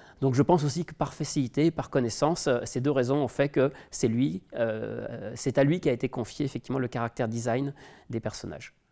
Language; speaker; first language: French; native; French